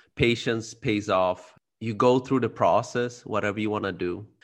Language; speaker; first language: English; early bilingual, other home language; Khmer